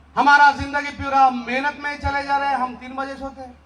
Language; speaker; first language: Hindi; non-native, local second language; Telugu